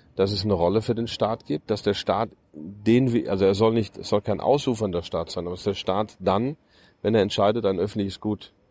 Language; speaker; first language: German; native; German